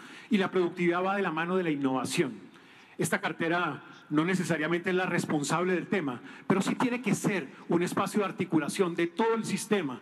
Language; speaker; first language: Spanish; native; Spanish